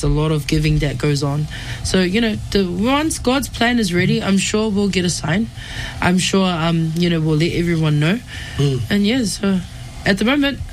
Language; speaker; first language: English; native; English